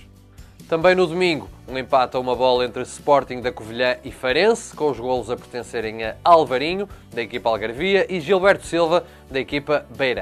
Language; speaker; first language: Portuguese; native; Portuguese